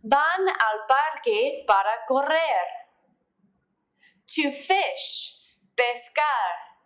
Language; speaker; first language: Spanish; non-native, fluent; English